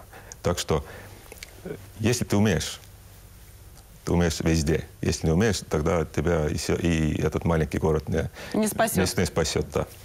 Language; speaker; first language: Russian; non-native, local second language; Estonian